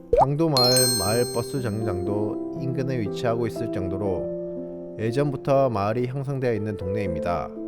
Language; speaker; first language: Korean; native; Korean